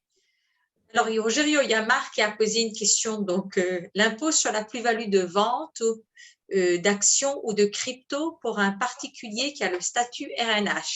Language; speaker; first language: French; native; French